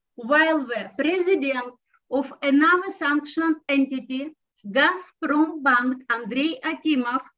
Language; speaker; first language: English; non-native, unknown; Russian